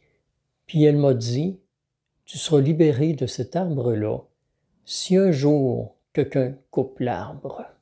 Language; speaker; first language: French; native; French